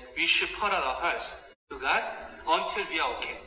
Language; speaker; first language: English; non-native, fluent; Korean